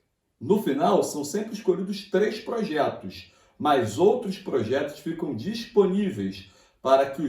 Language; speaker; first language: Portuguese; native; Portuguese